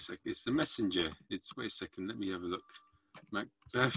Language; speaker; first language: English; native; English